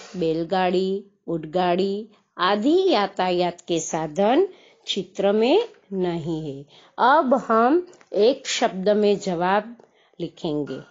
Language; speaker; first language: Hindi; non-native, local second language; Gujarati